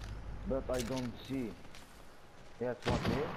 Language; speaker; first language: English; non-native, learner; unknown